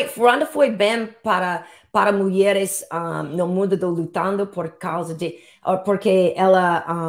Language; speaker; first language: Portuguese; non-native, learner; English